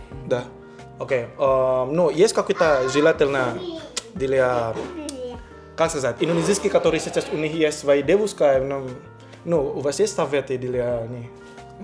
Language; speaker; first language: Russian; non-native, learner; Indonesian